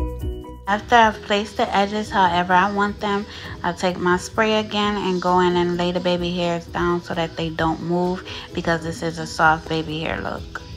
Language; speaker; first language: English; native; English